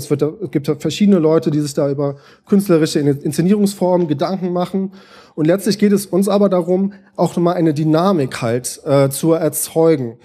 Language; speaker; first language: German; native; German